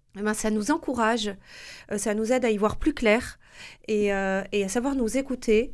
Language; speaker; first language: French; native; French